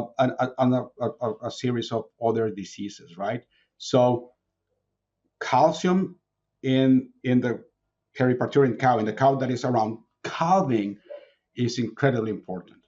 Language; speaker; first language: English; non-native, fluent; Spanish